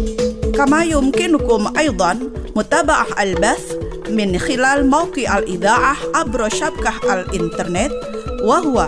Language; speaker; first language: Arabic; non-native, fluent; Indonesian